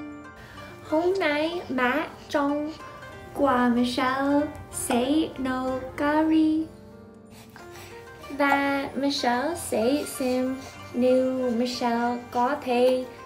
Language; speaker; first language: Vietnamese; non-native, learner; English